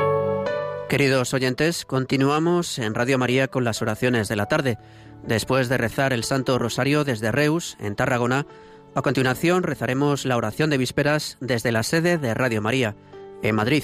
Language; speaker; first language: Spanish; native; Spanish